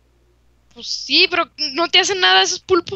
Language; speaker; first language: Spanish; native; Spanish